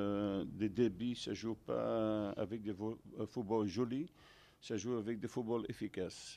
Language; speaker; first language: French; non-native, fluent; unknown